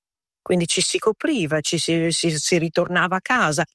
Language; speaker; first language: Italian; early bilingual, heritage; Italian